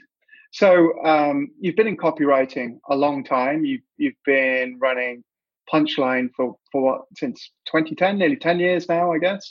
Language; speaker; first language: English; native; English